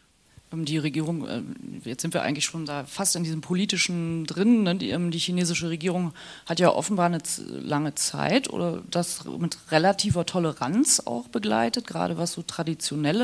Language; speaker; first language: German; native; German